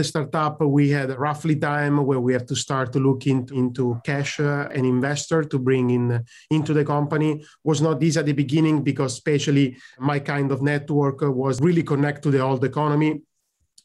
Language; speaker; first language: English; non-native, fluent; Italian